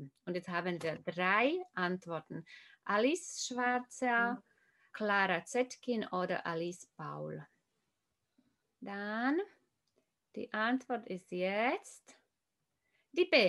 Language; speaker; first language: German; non-native, fluent; Slovak